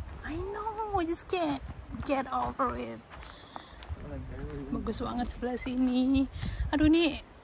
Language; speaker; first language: English; non-native, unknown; Indonesian